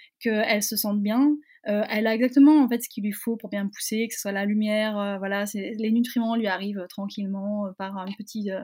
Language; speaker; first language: French; native; French